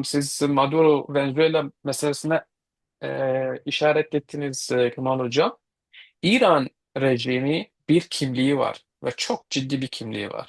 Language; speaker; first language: Turkish; non-native, fluent; Kurdish